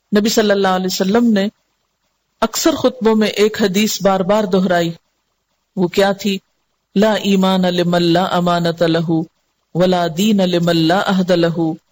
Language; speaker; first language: Urdu; non-native, local second language; Sindhi